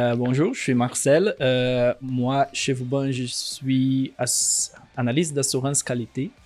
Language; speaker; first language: French; non-native, fluent; Portuguese